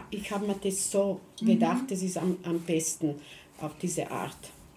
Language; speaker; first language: German; non-native, local second language; Romany